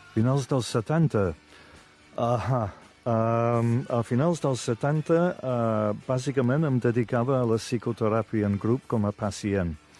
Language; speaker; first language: Catalan; non-native, fluent; English